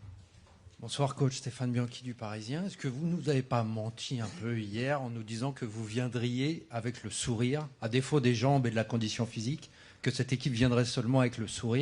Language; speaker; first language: French; native; French